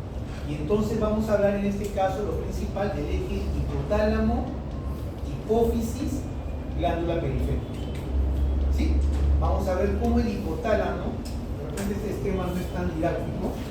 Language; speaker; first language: Spanish; native; Spanish